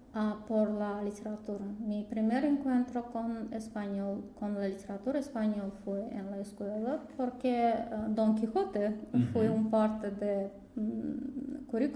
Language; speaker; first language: Spanish; non-native, learner; Russian